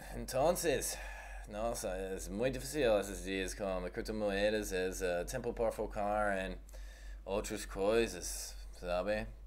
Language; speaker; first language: Spanish; non-native, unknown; English